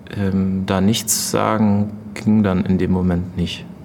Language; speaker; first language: German; native; German